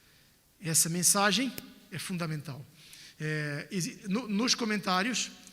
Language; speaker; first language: Portuguese; native; Portuguese